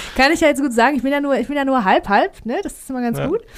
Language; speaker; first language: German; early bilingual, heritage; Greek